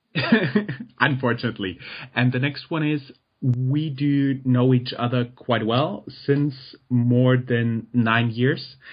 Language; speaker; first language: English; non-native, fluent; German